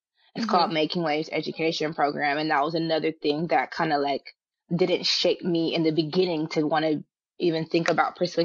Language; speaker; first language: English; native; English